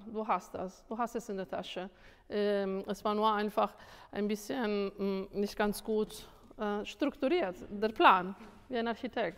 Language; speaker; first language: German; non-native, fluent; Italian